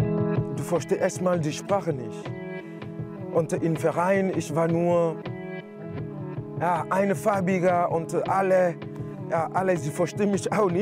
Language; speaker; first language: German; non-native, learner; French